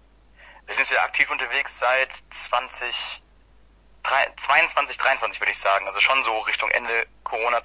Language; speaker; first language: German; native; German